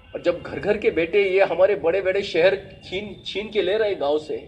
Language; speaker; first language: Hindi; native; Hindi